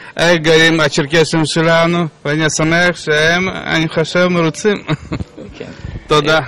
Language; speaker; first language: Hebrew; early bilingual, other home language; Russian